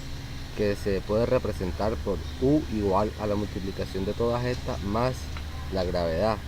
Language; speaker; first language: Spanish; native; Spanish